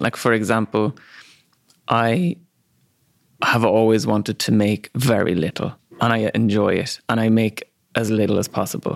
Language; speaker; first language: English; native; English